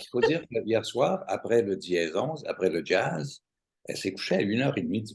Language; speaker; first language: French; native; French